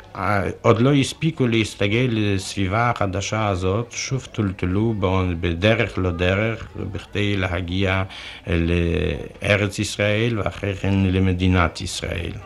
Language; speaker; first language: Hebrew; non-native, fluent; Yiddish